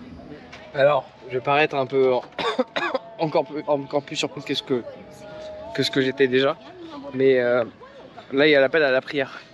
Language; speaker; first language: French; native; French